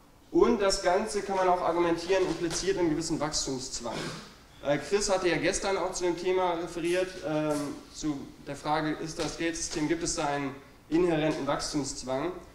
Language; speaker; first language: German; native; German